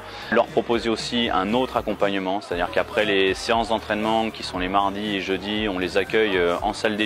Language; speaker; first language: French; native; French